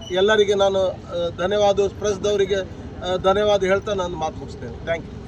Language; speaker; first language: Kannada; non-native, local second language; Urdu